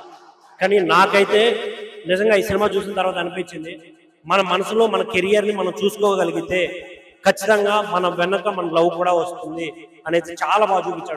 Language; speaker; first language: Telugu; native; Telugu